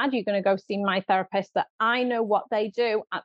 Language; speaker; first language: English; native; English